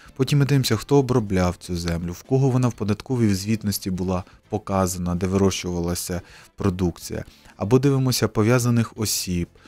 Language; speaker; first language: Ukrainian; native; Ukrainian